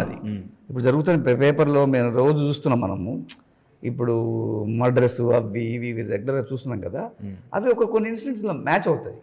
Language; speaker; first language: Telugu; native; Telugu